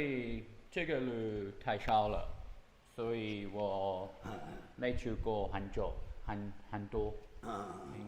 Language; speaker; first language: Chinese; non-native, learner; English